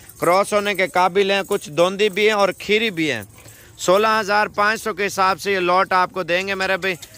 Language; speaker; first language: Urdu; non-native, local second language; Punjabi